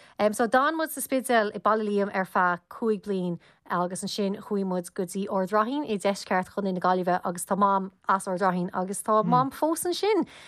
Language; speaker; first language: Irish; non-native, local second language; English